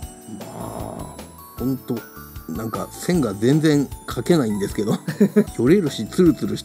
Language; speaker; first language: Japanese; native; Japanese